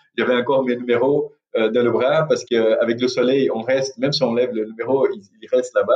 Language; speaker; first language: French; non-native, fluent; Portuguese